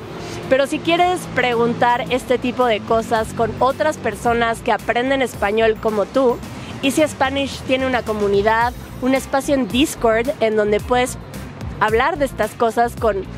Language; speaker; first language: Spanish; native; Spanish